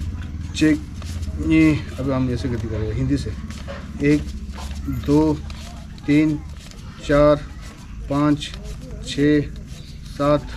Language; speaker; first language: Hindi; non-native, local second language; Tibetan